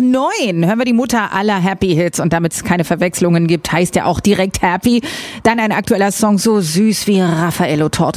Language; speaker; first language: German; native; German